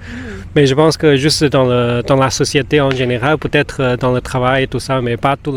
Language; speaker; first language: French; non-native, fluent; Spanish